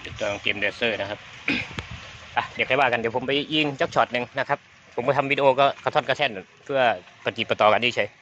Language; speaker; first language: Thai; native; Thai